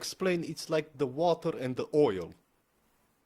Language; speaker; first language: English; non-native, fluent; Romanian